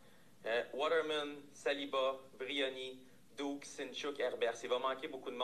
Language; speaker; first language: French; native; French